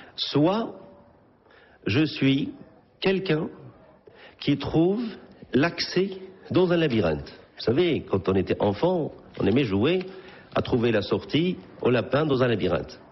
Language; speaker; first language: French; non-native, local second language; Arabic